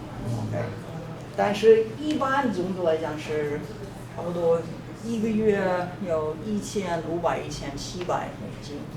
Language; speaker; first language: Chinese; non-native, fluent; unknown